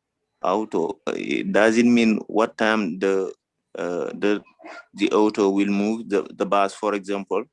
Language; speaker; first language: English; non-native, fluent; French